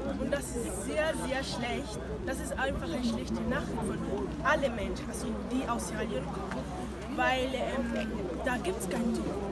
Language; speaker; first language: German; non-native, learner; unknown